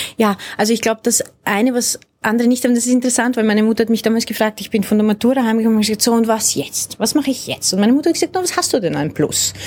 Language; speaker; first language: German; early bilingual, other home language; Hungarian